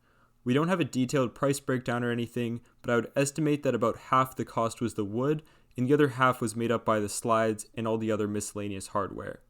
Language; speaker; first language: English; native; English